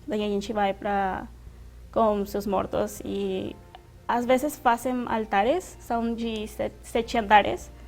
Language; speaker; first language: Portuguese; non-native, fluent; Spanish